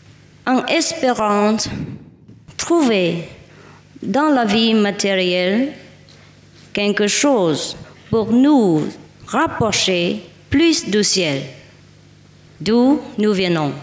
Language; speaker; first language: French; non-native, learner; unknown